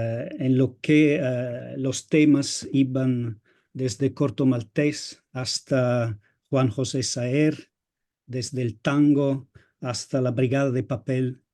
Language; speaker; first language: Spanish; non-native, fluent; Italian